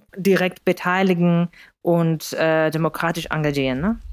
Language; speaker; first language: German; non-native, fluent; Spanish